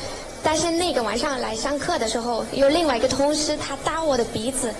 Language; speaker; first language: Chinese; non-native, fluent; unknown